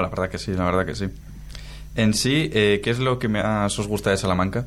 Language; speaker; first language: Spanish; native; Spanish